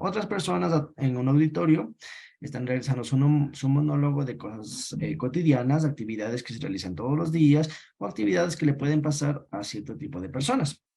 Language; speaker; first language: Spanish; native; Spanish